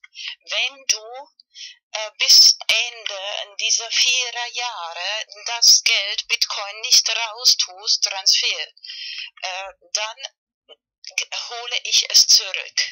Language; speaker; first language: German; non-native, fluent; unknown